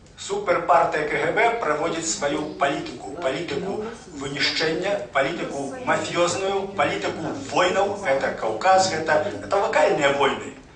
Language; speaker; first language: Belarusian; native; Belarusian